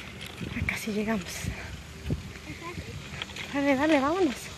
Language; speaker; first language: Spanish; native; Spanish